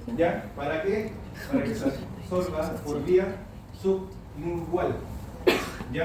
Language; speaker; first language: Spanish; native; Spanish